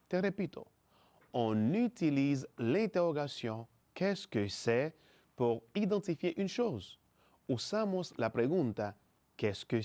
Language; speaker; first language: French; non-native, fluent; Spanish